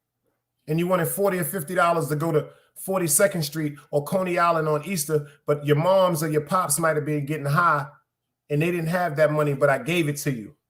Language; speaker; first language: English; native; English